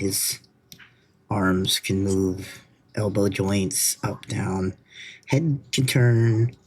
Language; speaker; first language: English; native; English